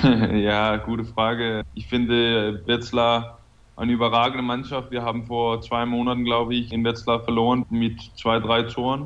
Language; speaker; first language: German; non-native, fluent; Danish